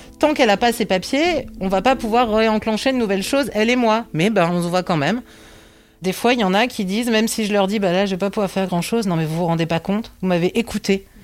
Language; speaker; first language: French; native; French